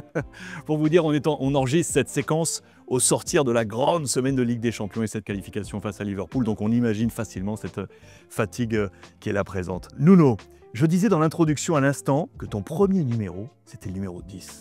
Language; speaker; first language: French; native; French